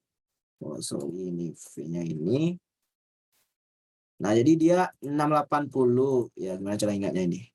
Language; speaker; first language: Indonesian; native; Indonesian